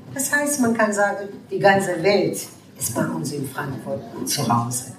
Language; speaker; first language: German; non-native, fluent; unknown